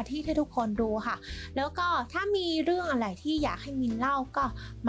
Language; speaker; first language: Thai; non-native, fluent; Vietnamese